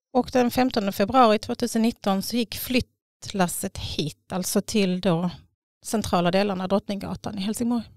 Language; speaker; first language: Swedish; native; Swedish